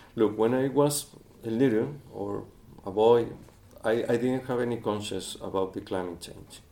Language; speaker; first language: English; non-native, fluent; Spanish